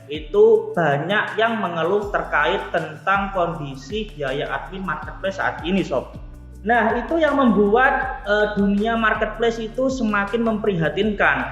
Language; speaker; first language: Indonesian; native; Indonesian